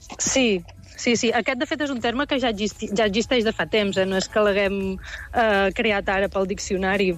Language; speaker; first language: Catalan; native; Catalan